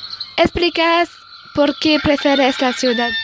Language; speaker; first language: Spanish; non-native, learner; French